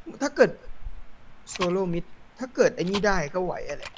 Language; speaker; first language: Thai; native; Thai